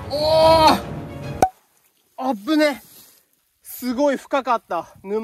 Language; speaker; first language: Japanese; native; Japanese